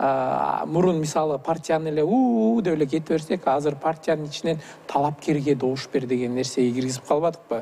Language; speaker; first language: Kyrgyz; native; Kyrgyz